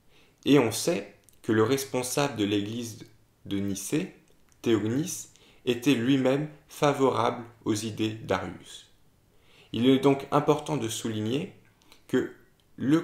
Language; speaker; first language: French; native; French